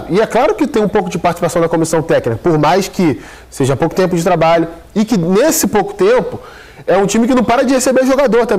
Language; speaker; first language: Portuguese; native; Portuguese